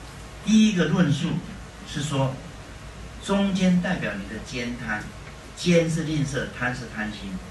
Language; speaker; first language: Chinese; native; Chinese